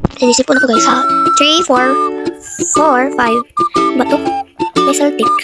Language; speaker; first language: Filipino; non-native, local second language; Cebuano